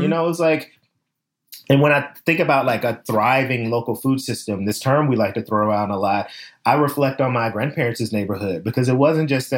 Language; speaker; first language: English; native; English